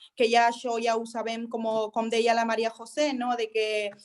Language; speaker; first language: Catalan; non-native, local second language; Spanish